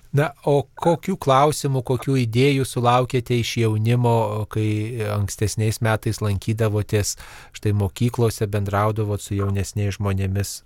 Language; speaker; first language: Lithuanian; native; Lithuanian